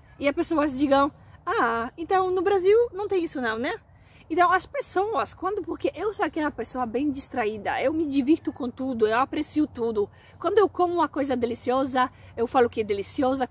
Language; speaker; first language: Portuguese; non-native, fluent; Polish